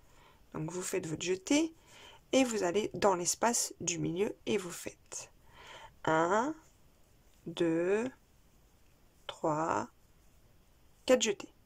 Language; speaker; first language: French; native; French